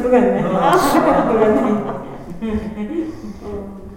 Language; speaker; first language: Japanese; non-native, learner; English